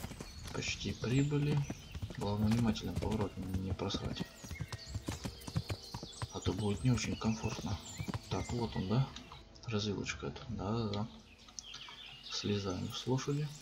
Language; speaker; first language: Russian; native; Russian